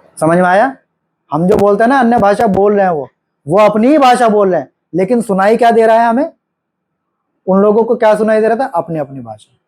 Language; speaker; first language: Hindi; native; Hindi